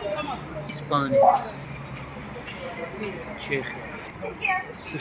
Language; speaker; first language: Russian; non-native, local second language; Tajik